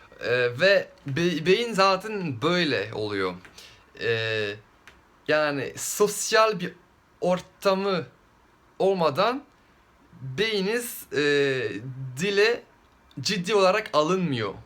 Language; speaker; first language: Turkish; non-native, fluent; French